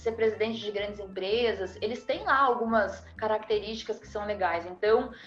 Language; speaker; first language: Portuguese; native; Portuguese